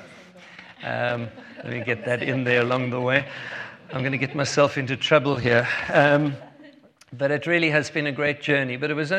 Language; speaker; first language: English; native; English